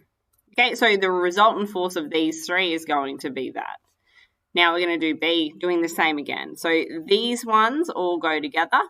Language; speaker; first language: English; native; English